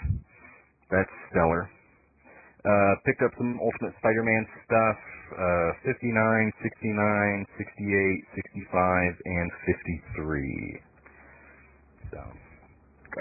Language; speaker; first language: English; native; English